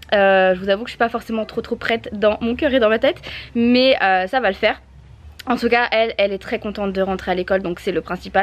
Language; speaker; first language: French; native; French